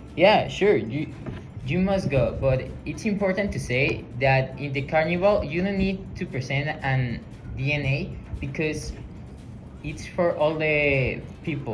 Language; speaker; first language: English; non-native, learner; Spanish